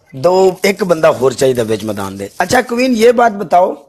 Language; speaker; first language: Urdu; native; Urdu